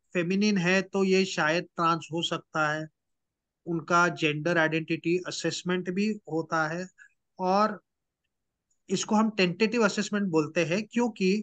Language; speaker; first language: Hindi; non-native, local second language; Marathi